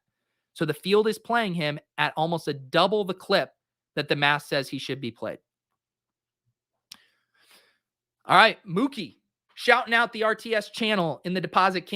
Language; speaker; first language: English; native; English